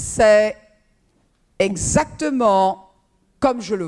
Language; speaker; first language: French; native; French